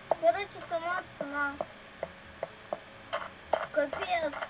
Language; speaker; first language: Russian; non-native, local second language; Ukrainian